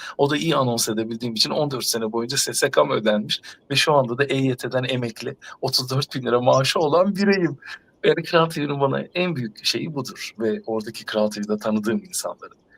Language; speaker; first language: Turkish; native; Turkish